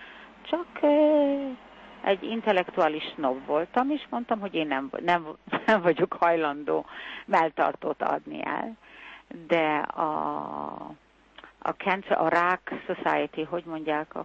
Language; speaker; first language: Hungarian; early bilingual, heritage; Hungarian